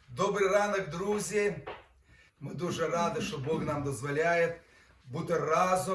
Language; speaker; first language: Ukrainian; non-native, local second language; Russian